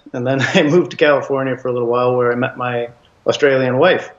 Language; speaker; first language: English; native; English